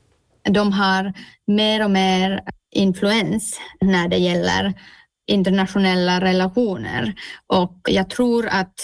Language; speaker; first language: Swedish; non-native, fluent; Finnish